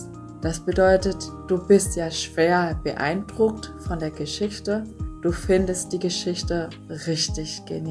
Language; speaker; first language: German; non-native, fluent; Vietnamese